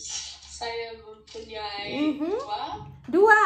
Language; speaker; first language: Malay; non-native, learner; English